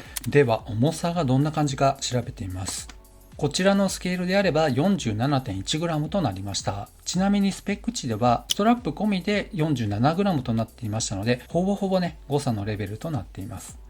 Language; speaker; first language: Japanese; native; Japanese